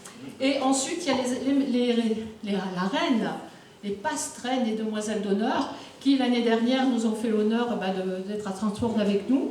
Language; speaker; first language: French; native; French